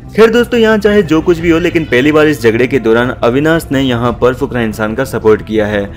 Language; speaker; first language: Hindi; native; Hindi